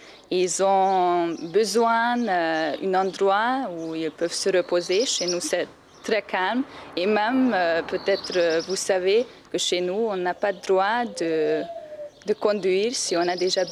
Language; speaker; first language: French; non-native, fluent; Hungarian